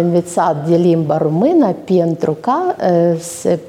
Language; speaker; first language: Romanian; non-native, learner; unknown